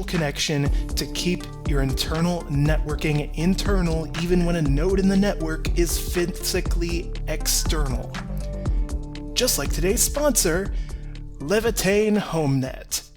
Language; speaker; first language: English; native; English